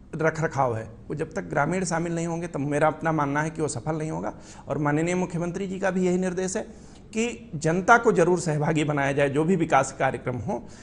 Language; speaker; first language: Hindi; native; Hindi